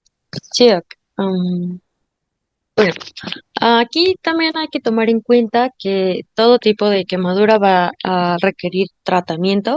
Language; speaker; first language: Spanish; native; Spanish